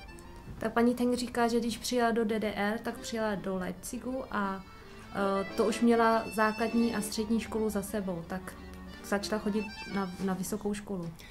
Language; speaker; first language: Czech; early bilingual, other home language; Vietnamese